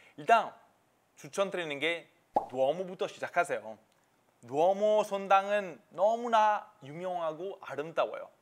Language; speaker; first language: Korean; non-native, fluent; Italian